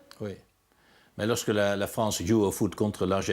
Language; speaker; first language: French; non-native, fluent; Dutch